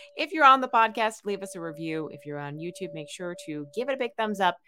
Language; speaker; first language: English; native; English